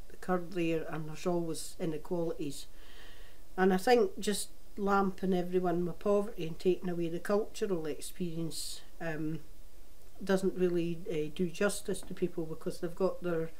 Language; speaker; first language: English; native; English